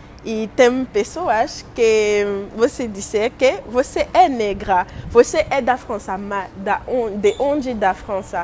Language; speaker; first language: Portuguese; non-native, learner; French